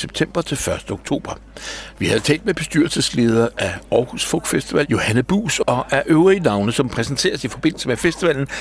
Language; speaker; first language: Danish; native; Danish